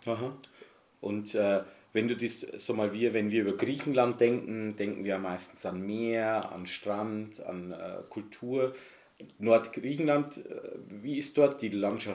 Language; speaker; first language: German; native; German